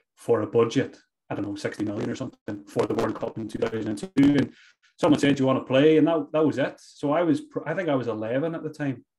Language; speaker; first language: English; native; English